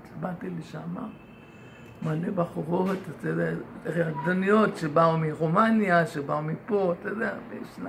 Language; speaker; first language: Hebrew; non-native, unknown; Yiddish